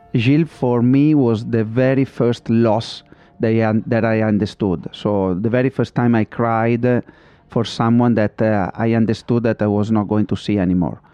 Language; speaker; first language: English; non-native, fluent; Italian